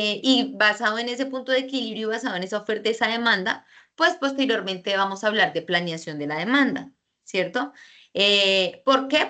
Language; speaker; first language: Spanish; native; Spanish